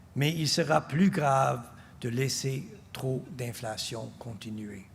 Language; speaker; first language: French; non-native, fluent; English